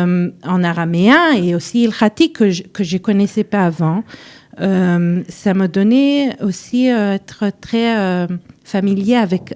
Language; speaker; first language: French; early bilingual, heritage; French